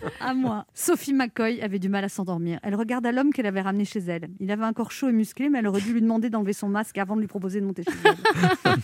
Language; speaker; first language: French; native; French